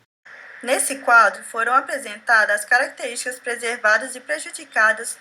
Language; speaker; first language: Portuguese; native; Portuguese